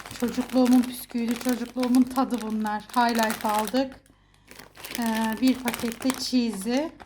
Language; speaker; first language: Turkish; native; Turkish